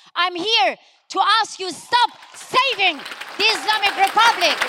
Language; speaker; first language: English; non-native, fluent; Persian